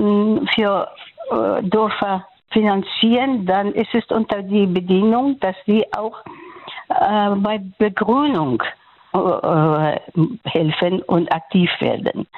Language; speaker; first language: German; non-native, fluent; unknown